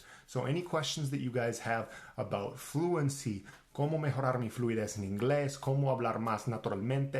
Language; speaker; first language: Spanish; non-native, fluent; English